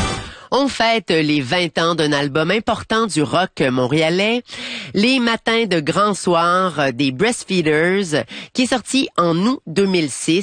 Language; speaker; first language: French; native; French